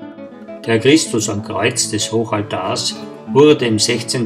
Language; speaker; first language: German; native; German